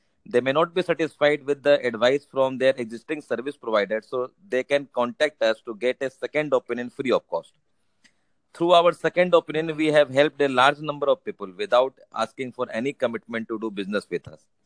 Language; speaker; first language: English; non-native, local second language; Hindi